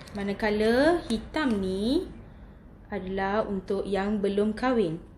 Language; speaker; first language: Malay; non-native, local second language; Tamil